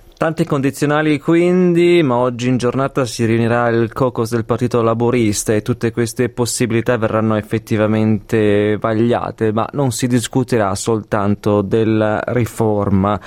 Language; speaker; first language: Italian; native; Italian